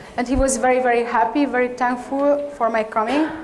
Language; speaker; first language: English; non-native, learner; Hungarian